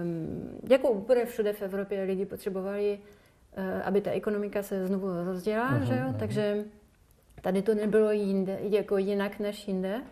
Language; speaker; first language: Czech; non-native, fluent; French